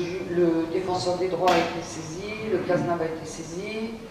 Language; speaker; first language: French; native; French